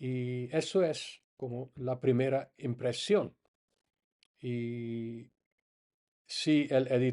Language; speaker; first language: Spanish; non-native, fluent; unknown